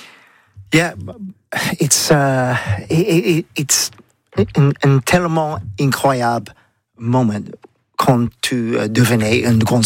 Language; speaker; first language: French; non-native, learner; English